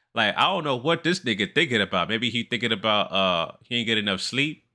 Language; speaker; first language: English; native; English